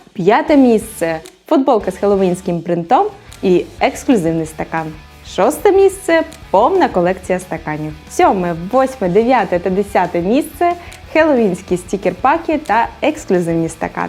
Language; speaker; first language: Ukrainian; native; Ukrainian